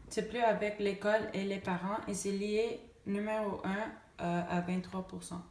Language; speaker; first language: French; non-native, local second language; English